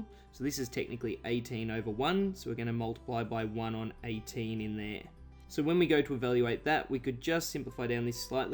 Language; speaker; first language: English; native; English